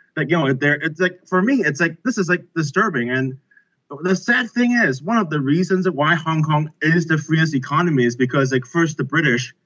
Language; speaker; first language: English; non-native, local second language; Cantonese